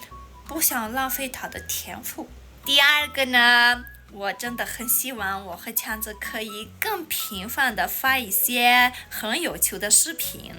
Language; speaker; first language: Chinese; non-native, fluent; Armenian